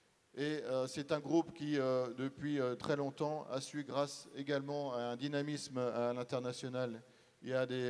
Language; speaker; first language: French; native; French